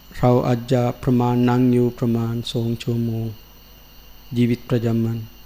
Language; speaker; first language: Thai; non-native, learner; Sinhala